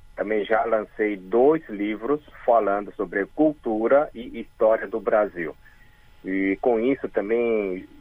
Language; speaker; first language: Portuguese; early bilingual, other home language; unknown